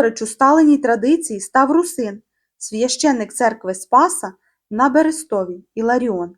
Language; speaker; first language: Ukrainian; native; Ukrainian